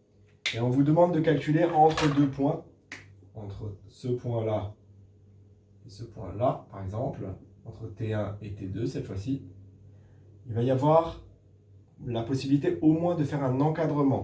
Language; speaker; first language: French; native; French